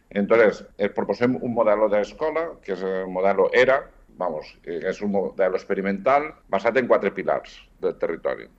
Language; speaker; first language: Catalan; native; Catalan